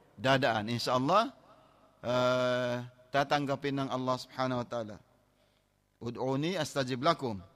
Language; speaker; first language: Filipino; non-native, local second language; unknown